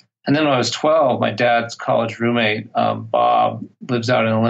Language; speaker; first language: English; native; English